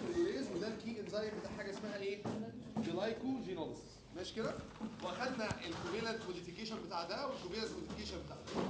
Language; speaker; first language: Arabic; native; Arabic